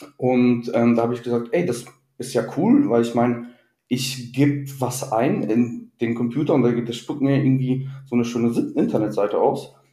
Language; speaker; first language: German; native; German